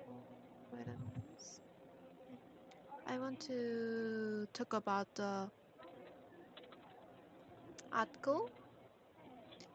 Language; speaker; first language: English; non-native, learner; Korean